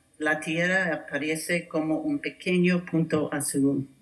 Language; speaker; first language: Spanish; non-native, learner; English